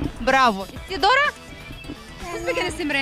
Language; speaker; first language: Greek; non-native, learner; Arabic